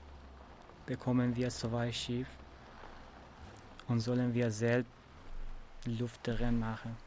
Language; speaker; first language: German; non-native, learner; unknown